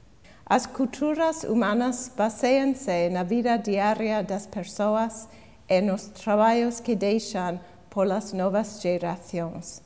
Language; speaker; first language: Galician; non-native, fluent; English